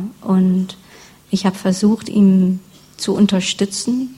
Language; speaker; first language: German; non-native, fluent; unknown